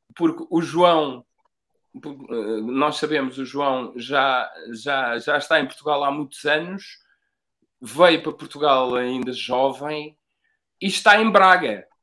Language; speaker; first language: Portuguese; native; Portuguese